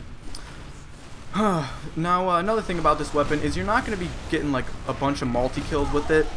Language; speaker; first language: English; native; English